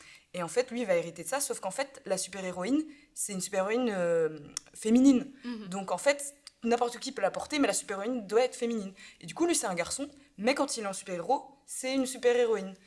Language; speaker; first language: French; native; French